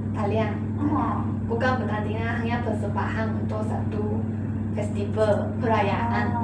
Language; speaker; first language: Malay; non-native, local second language; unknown